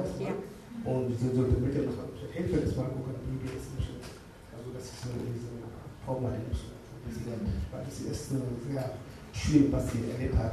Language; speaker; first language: German; non-native, learner; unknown